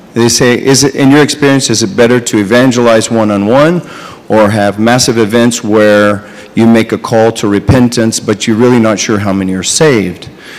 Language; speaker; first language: English; native; English